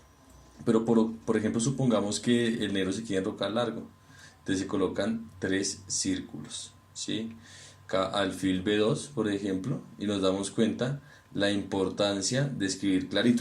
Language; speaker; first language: Spanish; native; Spanish